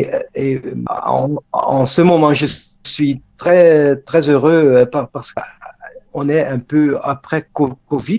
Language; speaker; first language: French; non-native, fluent; Dutch